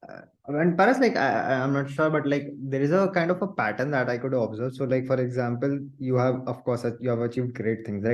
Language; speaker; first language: English; non-native, local second language; Hindi